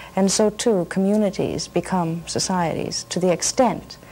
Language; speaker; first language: English; native; English